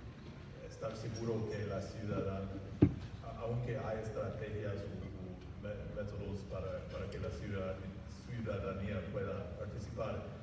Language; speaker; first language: Spanish; non-native, fluent; English